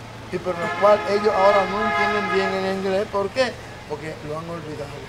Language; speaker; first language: Spanish; early bilingual, heritage; Spanish